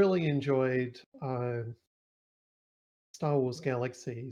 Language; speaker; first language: English; native; English